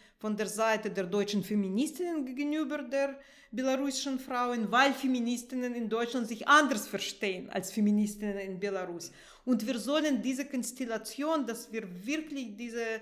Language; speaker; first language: German; non-native, fluent; Russian